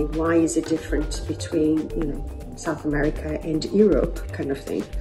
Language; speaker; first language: English; non-native, fluent; Portuguese